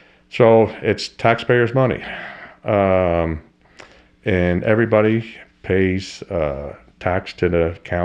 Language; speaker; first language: English; native; English